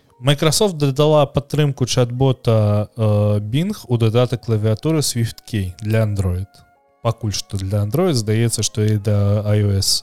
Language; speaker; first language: Belarusian; non-native, local second language; Russian